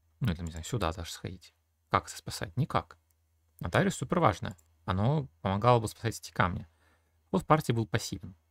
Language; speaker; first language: Russian; native; Russian